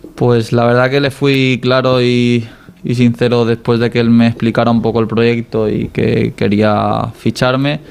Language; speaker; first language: Spanish; native; Spanish